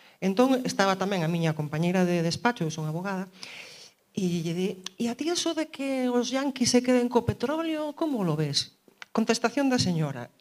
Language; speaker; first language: Galician; early bilingual, other home language; Spanish